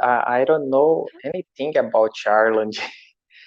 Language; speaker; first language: English; non-native, learner; Portuguese